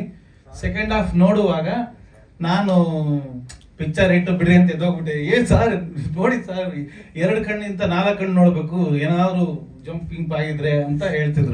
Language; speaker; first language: Kannada; native; Kannada